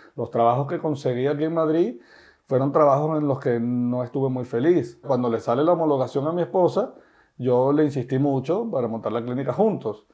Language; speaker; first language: Spanish; native; Spanish